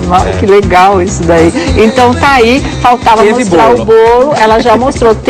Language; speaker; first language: Portuguese; native; Portuguese